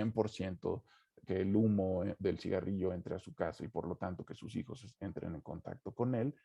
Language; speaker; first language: Spanish; native; Spanish